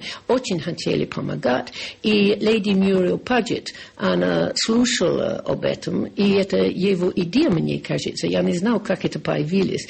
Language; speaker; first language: Russian; non-native, learner; English